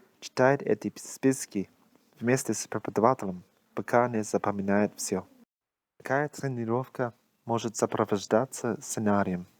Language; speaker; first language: Russian; non-native, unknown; English